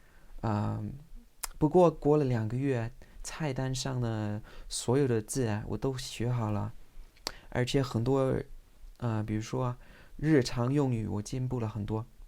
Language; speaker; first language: Chinese; non-native, fluent; English